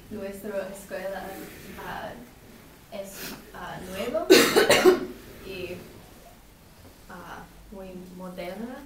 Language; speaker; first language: Spanish; non-native, learner; English